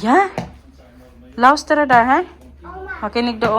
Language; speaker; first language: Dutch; non-native, learner; Waray